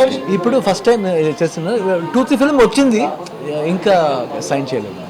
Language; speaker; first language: Telugu; non-native, learner; Kannada